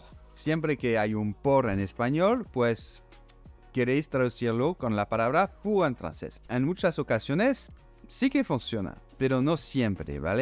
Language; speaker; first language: Spanish; non-native, fluent; French